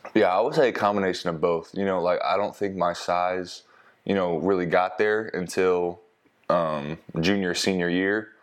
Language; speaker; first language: English; native; English